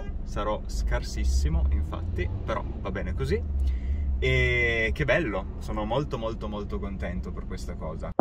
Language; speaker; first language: Italian; native; Italian